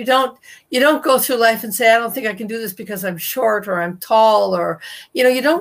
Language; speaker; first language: English; native; English